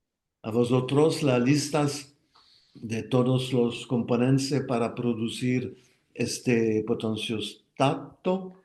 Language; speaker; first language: Spanish; non-native, fluent; French